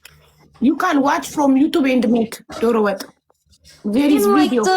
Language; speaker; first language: English; non-native, learner; Amharic